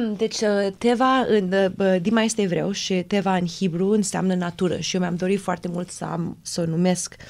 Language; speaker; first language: Romanian; early bilingual, heritage; Romanian